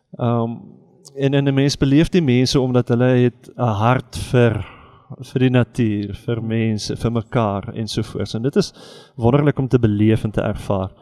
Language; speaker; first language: Afrikaans; native; Afrikaans